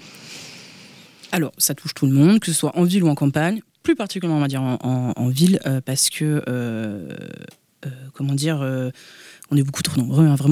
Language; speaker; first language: French; native; French